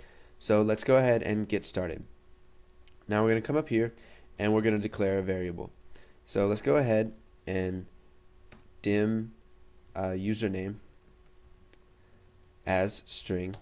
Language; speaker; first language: English; native; English